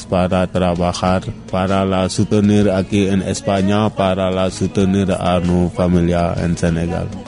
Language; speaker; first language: Spanish; non-native, learner; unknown